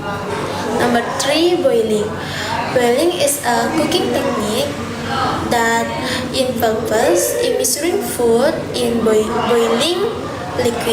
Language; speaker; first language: English; non-native, learner; Indonesian